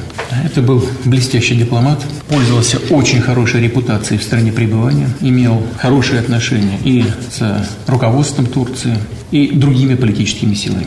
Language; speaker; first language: Russian; native; Russian